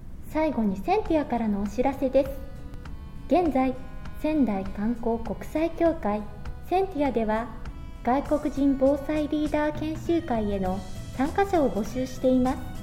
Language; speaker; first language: Japanese; native; Japanese